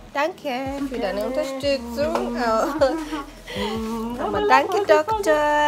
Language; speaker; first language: German; native; German